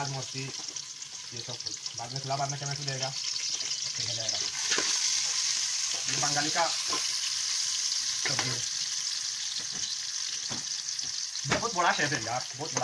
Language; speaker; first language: Hindi; non-native, learner; Bangla